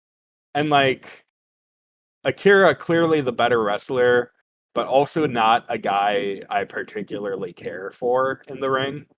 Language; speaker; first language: English; native; English